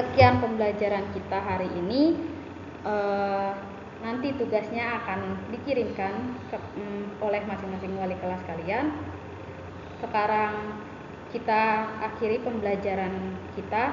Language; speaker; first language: Indonesian; native; Indonesian